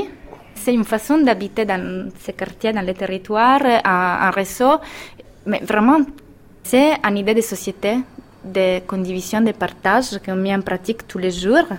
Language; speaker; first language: French; non-native, fluent; Italian